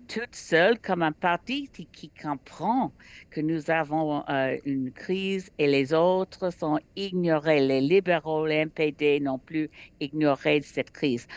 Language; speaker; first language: French; non-native, learner; English